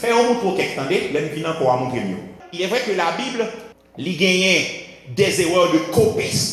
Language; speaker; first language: French; non-native, local second language; Haitian Creole